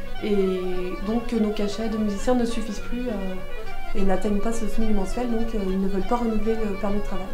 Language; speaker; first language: French; native; French